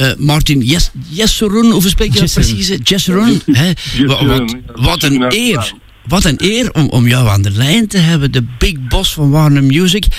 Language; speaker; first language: Dutch; native; Dutch